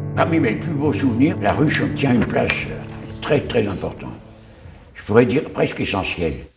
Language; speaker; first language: French; early bilingual, other home language; Yiddish